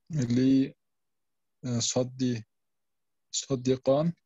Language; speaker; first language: Arabic; non-native, learner; German